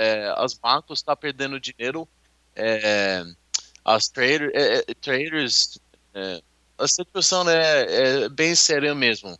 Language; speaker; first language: Portuguese; non-native, learner; English